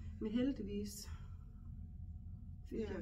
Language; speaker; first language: Danish; non-native, local second language; Faroese